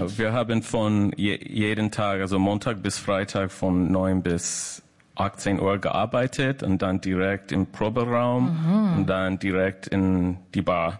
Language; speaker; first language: German; non-native, fluent; English